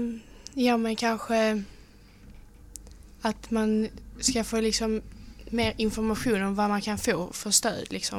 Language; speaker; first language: Swedish; native; Swedish